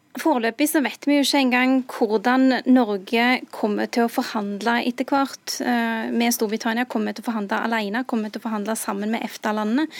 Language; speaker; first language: Norwegian; early bilingual, other home language; Urdu